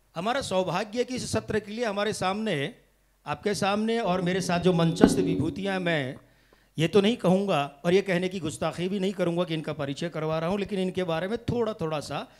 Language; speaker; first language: Hindi; native; Hindi